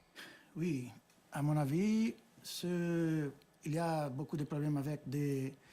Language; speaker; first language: French; non-native, fluent; Portuguese